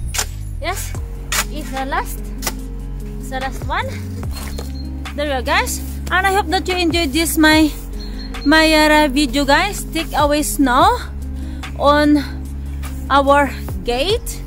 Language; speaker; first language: English; non-native, learner; Filipino